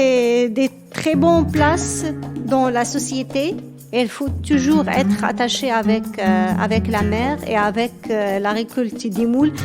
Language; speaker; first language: French; non-native, local second language; Berber languages